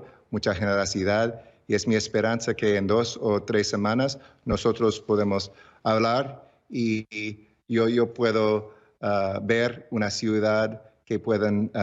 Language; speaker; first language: Spanish; early bilingual, heritage; English